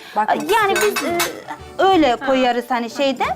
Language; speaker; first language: Turkish; non-native, fluent; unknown